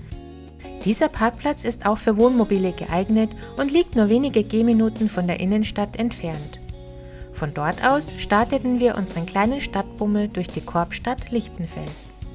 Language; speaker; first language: German; native; German